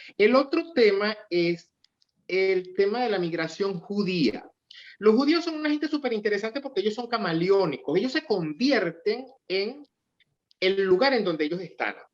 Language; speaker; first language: Spanish; native; Spanish